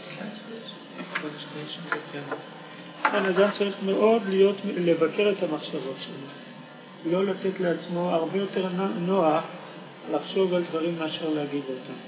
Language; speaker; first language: Hebrew; native; Hebrew